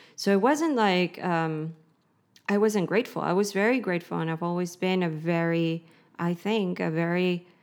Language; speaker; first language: English; native; English